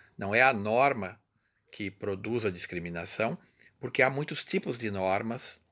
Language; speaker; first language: Portuguese; native; Portuguese